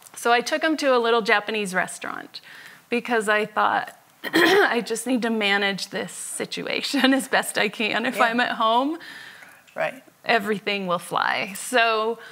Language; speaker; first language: English; native; English